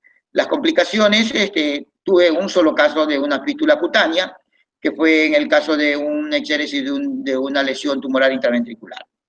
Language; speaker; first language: Spanish; native; Spanish